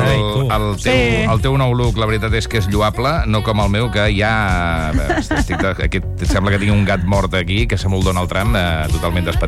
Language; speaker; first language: Catalan; native; Catalan